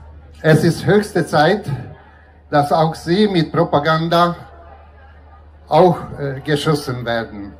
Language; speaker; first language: German; non-native, fluent; Hungarian